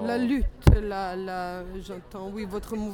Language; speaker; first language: French; non-native, fluent; Italian